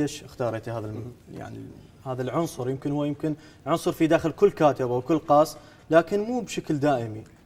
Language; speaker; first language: Arabic; native; Arabic